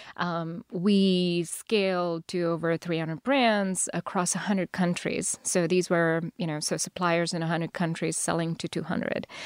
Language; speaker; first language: English; non-native, local second language; Telugu